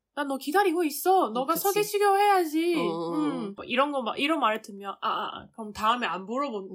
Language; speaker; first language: Korean; non-native, learner; Chinese